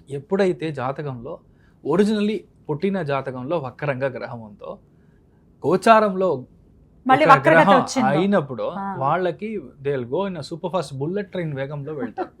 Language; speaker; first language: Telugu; non-native, fluent; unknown